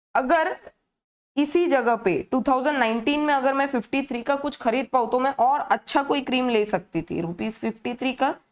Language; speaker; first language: Hindi; native; Hindi